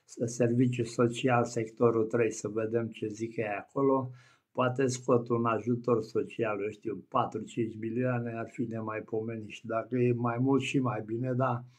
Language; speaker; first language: Romanian; native; Romanian